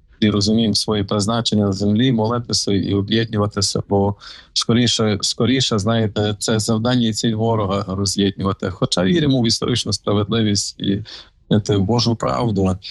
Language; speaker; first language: Ukrainian; native; Ukrainian